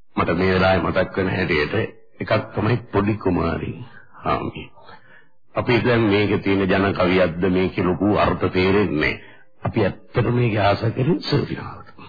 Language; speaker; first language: Sinhala; native; Sinhala